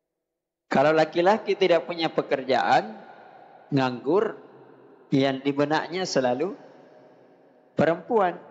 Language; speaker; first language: Indonesian; native; Indonesian